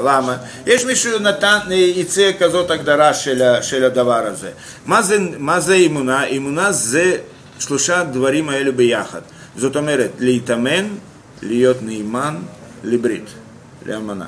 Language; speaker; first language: Hebrew; non-native, fluent; Russian